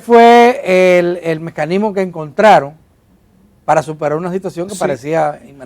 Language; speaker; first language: Spanish; native; Spanish